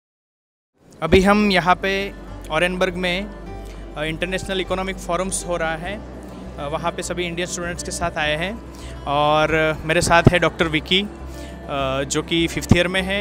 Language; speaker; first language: Hindi; non-native, local second language; Gujarati